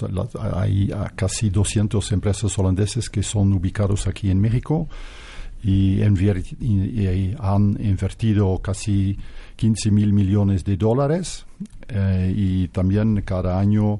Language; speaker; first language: Spanish; non-native, fluent; Dutch